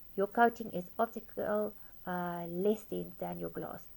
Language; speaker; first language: English; non-native, local second language; Afrikaans